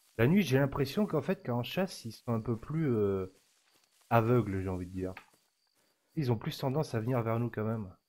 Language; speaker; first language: French; native; French